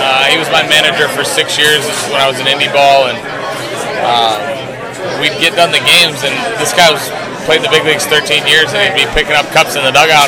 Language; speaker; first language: English; early bilingual, other home language; Italian